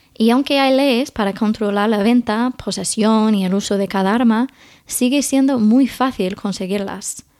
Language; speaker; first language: Spanish; non-native, fluent; English